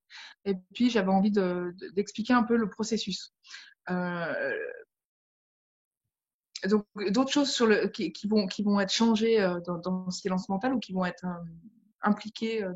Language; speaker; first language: French; native; French